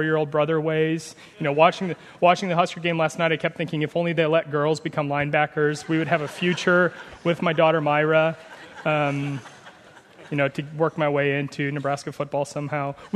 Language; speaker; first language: English; native; English